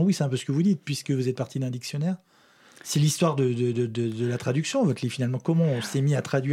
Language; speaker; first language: French; native; French